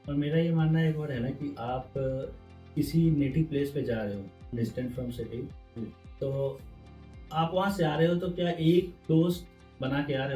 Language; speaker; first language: Hindi; native; Hindi